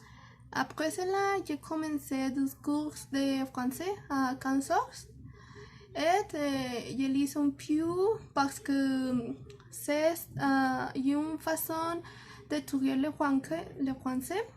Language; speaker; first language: French; non-native, learner; Spanish